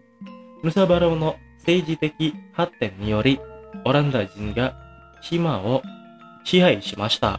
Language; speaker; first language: Japanese; non-native, fluent; Indonesian